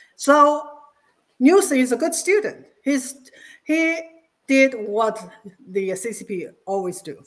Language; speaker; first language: English; non-native, fluent; Chinese